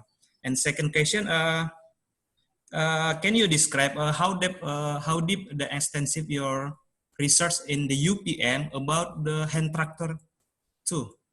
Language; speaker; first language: English; non-native, learner; Indonesian